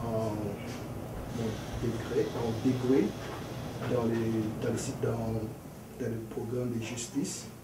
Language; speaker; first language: French; early bilingual, other home language; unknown